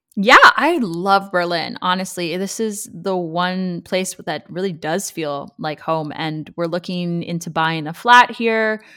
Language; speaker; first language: English; native; English